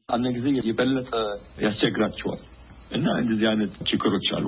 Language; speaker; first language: Amharic; non-native, fluent; German